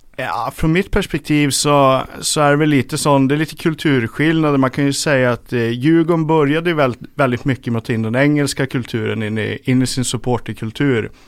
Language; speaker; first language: Swedish; native; Swedish